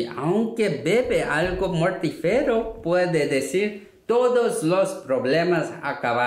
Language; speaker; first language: Spanish; non-native, learner; Korean